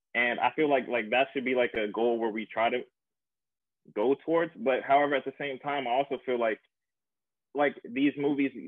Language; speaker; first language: English; native; English